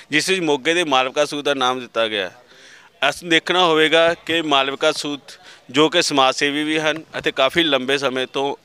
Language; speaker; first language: Punjabi; native; Punjabi